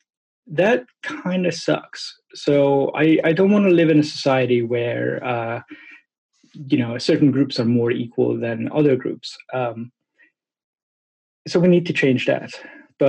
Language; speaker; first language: English; non-native, fluent; Hungarian